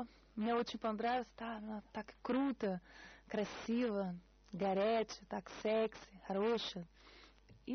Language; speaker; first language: Russian; non-native, learner; Portuguese